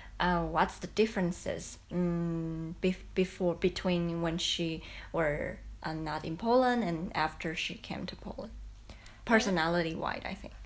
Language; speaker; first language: English; non-native, fluent; Chinese